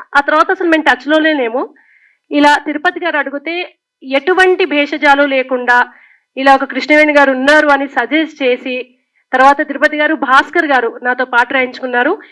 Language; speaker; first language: Telugu; native; Telugu